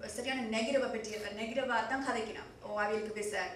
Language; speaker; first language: Tamil; early bilingual, heritage; Tamil